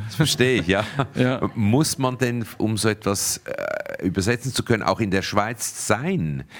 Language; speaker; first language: German; native; German